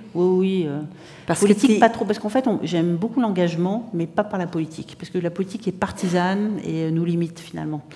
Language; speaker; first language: French; native; French